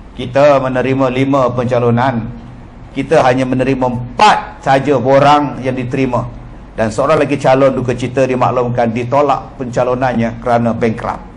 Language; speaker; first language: Malay; native; Malay